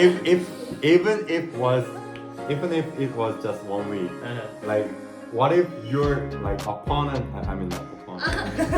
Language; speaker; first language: English; non-native, learner; Korean